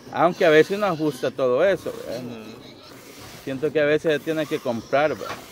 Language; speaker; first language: Spanish; native; Spanish